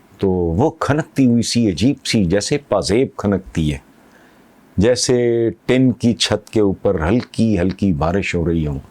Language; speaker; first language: Urdu; non-native, local second language; Punjabi